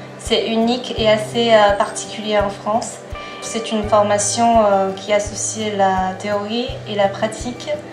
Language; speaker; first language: French; non-native, fluent; Chinese